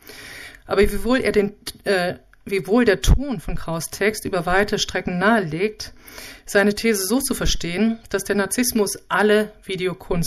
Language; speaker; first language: German; native; German